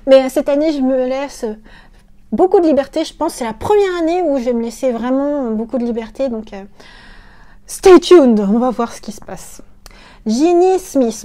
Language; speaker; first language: French; native; French